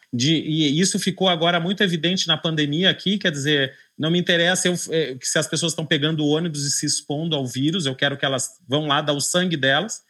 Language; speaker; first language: Portuguese; native; Portuguese